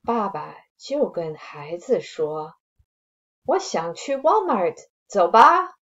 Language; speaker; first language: Chinese; non-native, fluent; English